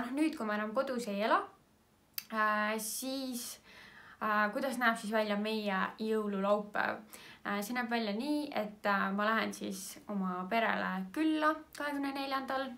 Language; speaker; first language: Estonian; native; Estonian